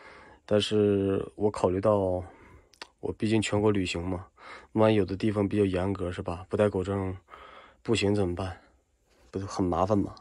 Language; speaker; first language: Chinese; native; Chinese